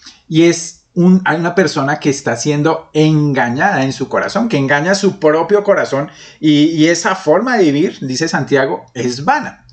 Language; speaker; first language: Spanish; native; Spanish